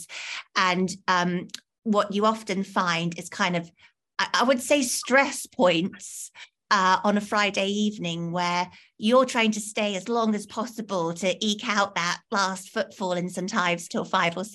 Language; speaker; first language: English; native; English